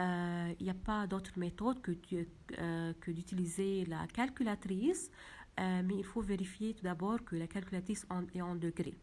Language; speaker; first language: French; non-native, local second language; Arabic